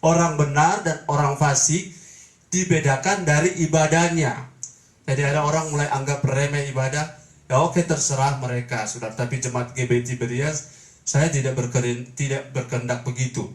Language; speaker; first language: Indonesian; native; Indonesian